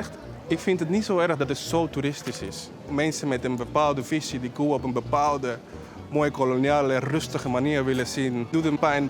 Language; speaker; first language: Dutch; early bilingual, other home language; Spanish